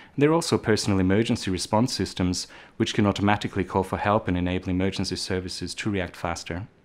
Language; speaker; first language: English; non-native, fluent; German